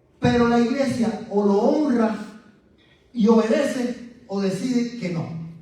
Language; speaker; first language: Spanish; native; Spanish